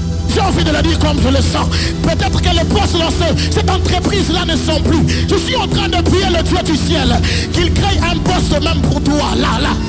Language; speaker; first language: French; non-native, local second language; Lingala